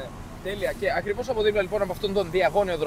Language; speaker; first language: Greek; native; Greek